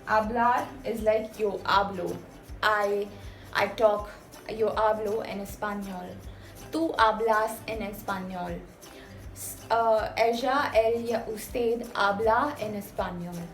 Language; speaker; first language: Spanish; non-native, fluent; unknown